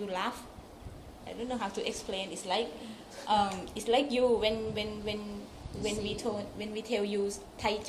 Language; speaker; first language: English; non-native, local second language; Thai